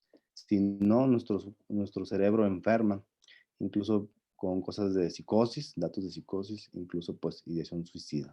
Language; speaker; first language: Spanish; native; Spanish